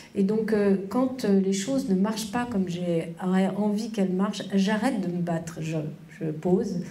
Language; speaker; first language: French; native; French